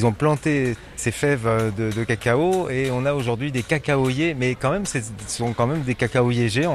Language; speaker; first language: French; native; French